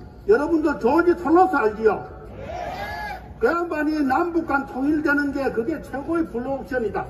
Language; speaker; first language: Korean; native; Korean